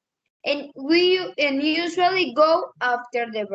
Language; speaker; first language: English; non-native, learner; Spanish